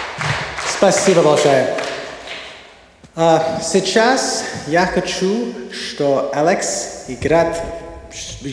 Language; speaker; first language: Russian; non-native, learner; English